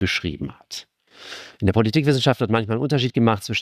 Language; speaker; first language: German; native; German